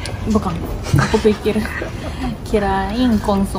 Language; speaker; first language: Indonesian; non-native, learner; Japanese